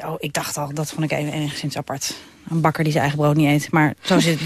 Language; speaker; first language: Dutch; native; Dutch